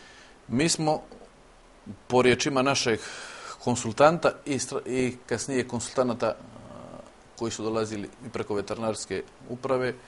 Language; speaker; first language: Serbian; native; Serbian